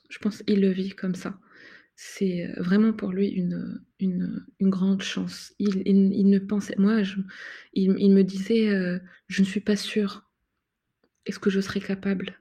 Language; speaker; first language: French; non-native, local second language; Arabic